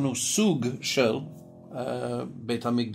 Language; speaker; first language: Hebrew; non-native, fluent; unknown